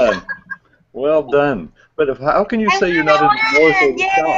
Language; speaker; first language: English; native; English